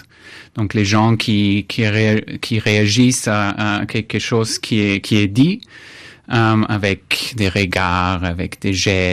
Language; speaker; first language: French; non-native, fluent; German